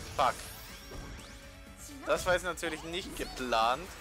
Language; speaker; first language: German; native; German